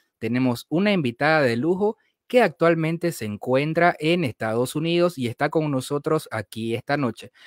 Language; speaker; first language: Spanish; native; Spanish